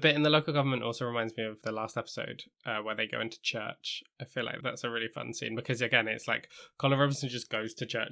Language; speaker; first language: English; native; English